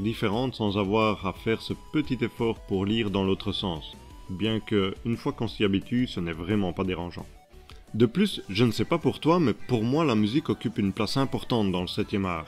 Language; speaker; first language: French; native; French